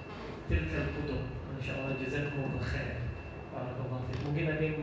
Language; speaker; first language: Arabic; non-native, fluent; Indonesian